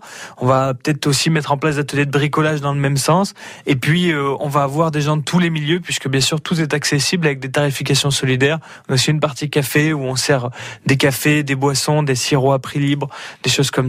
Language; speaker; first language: French; native; French